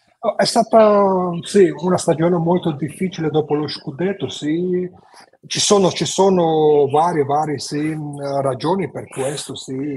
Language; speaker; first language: Italian; non-native, fluent; Georgian